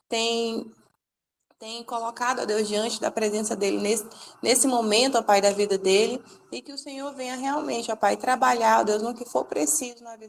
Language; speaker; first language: Portuguese; native; Portuguese